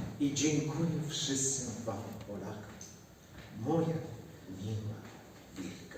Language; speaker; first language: Polish; non-native, learner; Ukrainian